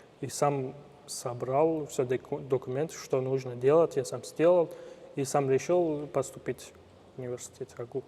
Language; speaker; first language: Russian; non-native, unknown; Turkish